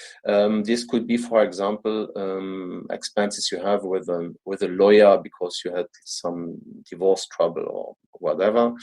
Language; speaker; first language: English; non-native, fluent; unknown